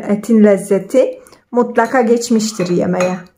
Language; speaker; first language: Turkish; non-native, fluent; Polish